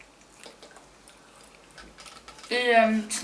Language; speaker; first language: French; native; French